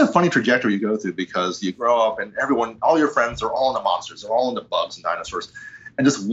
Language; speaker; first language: English; native; English